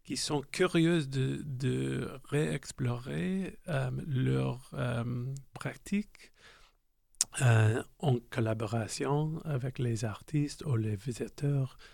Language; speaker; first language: French; non-native, learner; English